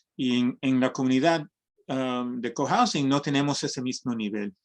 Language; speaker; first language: Spanish; early bilingual, heritage; Spanish